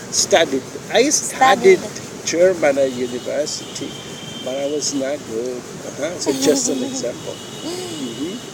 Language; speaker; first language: English; non-native, fluent; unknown